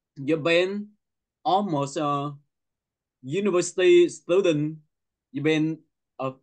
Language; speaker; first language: English; non-native, learner; Vietnamese